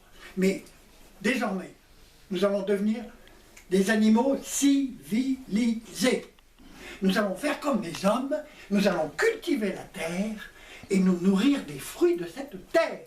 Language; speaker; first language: French; native; French